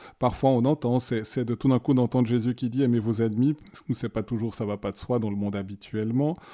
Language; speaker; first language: French; native; French